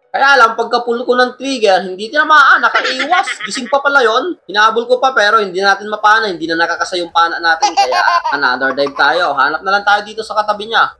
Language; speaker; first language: Filipino; non-native, local second language; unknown